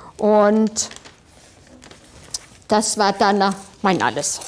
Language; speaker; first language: German; non-native, fluent; French